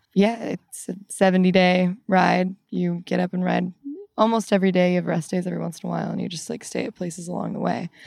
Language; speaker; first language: English; native; English